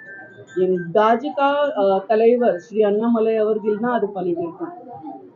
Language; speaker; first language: Tamil; non-native, learner; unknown